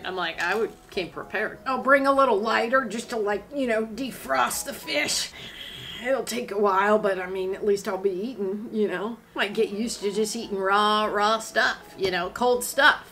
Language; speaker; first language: English; native; English